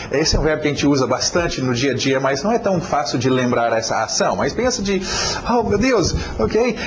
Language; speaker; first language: Portuguese; non-native, fluent; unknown